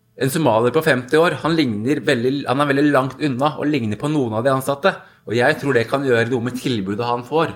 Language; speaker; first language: Norwegian; early bilingual, other home language; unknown